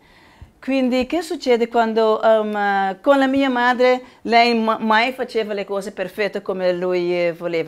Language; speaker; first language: Italian; non-native, learner; Spanish